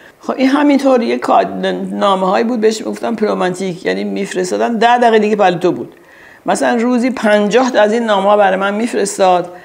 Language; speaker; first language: Persian; early bilingual, heritage; Persian